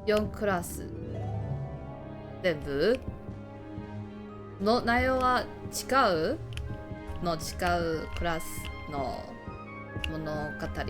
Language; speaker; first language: Japanese; non-native, learner; Chinese